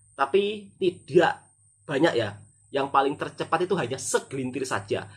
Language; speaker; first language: Indonesian; native; Indonesian